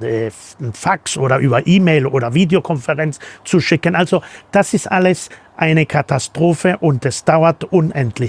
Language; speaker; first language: German; non-native, fluent; Spanish